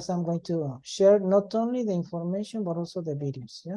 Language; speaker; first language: English; non-native, fluent; Spanish